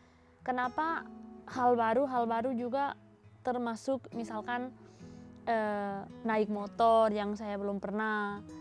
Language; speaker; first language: Indonesian; non-native, fluent; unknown